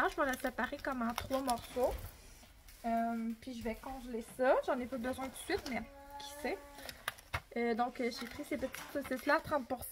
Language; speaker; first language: French; native; French